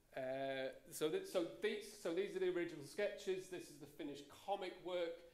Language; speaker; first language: English; native; English